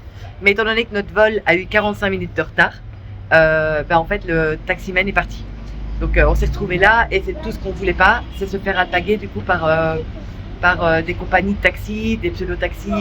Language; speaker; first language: French; native; French